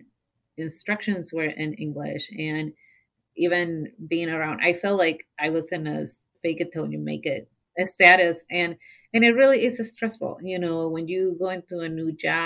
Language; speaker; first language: English; non-native, fluent; Spanish